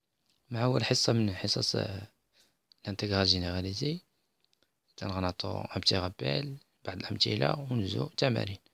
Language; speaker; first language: Arabic; native; Arabic